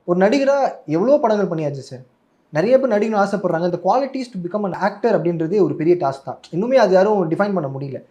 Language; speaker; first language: Tamil; native; Tamil